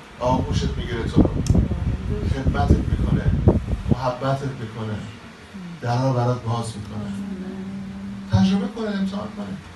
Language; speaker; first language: Persian; native; Persian